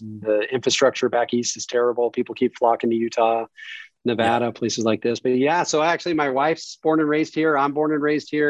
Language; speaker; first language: English; native; English